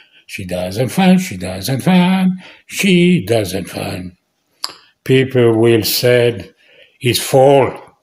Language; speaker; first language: English; non-native, learner; French